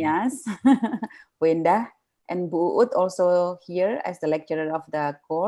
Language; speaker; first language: English; non-native, fluent; Indonesian